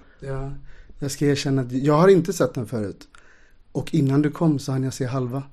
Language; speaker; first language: Swedish; native; Swedish